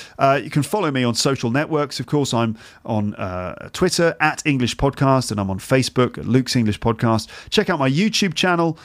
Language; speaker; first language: English; native; English